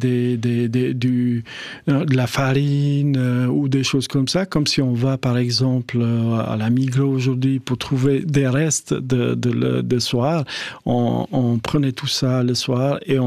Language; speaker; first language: French; non-native, fluent; Albanian